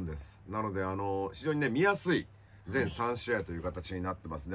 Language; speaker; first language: Japanese; native; Japanese